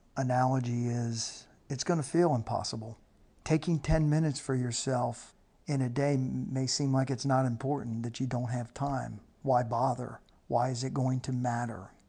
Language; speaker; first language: English; native; English